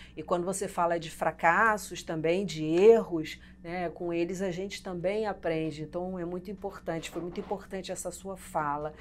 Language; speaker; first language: Portuguese; native; Portuguese